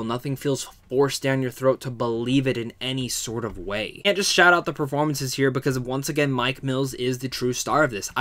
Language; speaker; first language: English; native; English